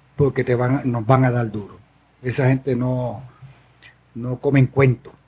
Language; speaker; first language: Spanish; native; Spanish